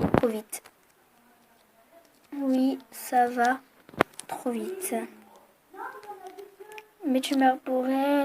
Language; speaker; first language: French; native; French